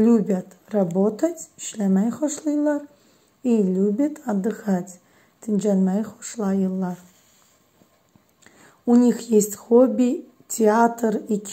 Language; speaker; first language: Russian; non-native, fluent; Azerbaijani